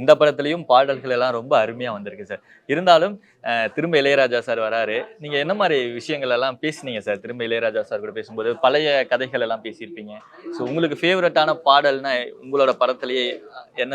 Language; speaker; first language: Tamil; native; Tamil